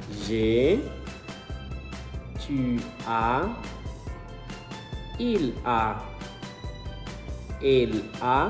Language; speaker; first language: French; non-native, fluent; Spanish